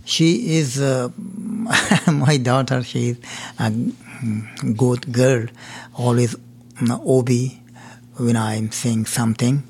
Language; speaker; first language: English; non-native, learner; Persian